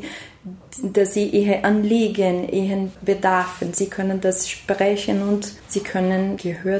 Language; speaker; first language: German; non-native, fluent; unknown